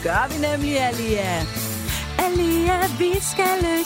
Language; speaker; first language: Danish; native; Danish